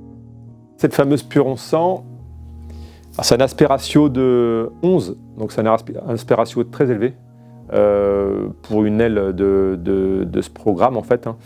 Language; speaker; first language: French; native; French